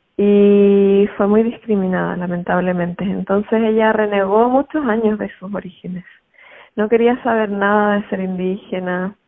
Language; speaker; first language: Spanish; native; Spanish